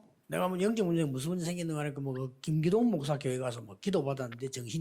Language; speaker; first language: Korean; native; Korean